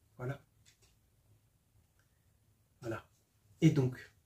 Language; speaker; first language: French; native; French